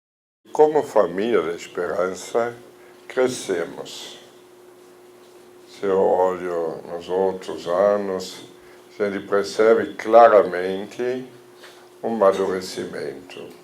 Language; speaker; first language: Portuguese; non-native, fluent; German